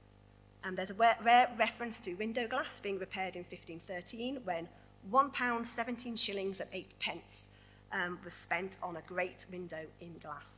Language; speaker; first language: English; native; English